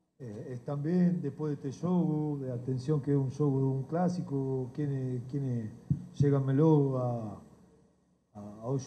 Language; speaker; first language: Portuguese; non-native, learner; Spanish